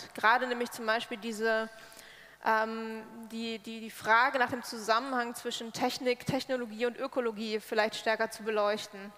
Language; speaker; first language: German; native; German